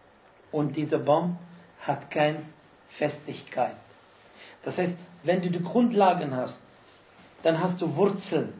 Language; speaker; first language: German; non-native, fluent; Arabic